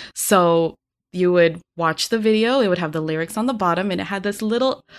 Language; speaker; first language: English; early bilingual, other home language; Filipino